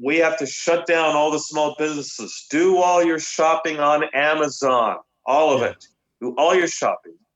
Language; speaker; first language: English; native; English